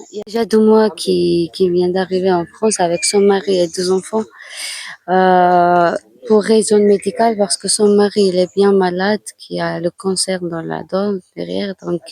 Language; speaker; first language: French; non-native, fluent; Georgian